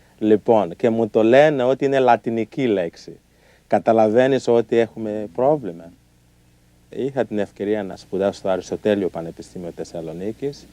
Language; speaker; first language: Greek; native; Greek